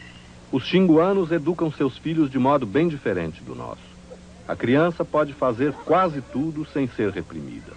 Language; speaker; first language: Portuguese; native; Portuguese